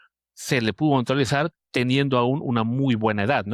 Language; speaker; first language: Spanish; native; Spanish